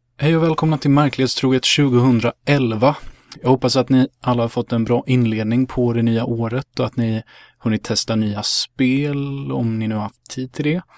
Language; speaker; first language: Swedish; early bilingual, other home language; Hungarian